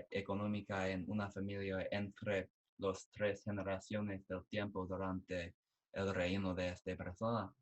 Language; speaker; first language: Spanish; non-native, learner; English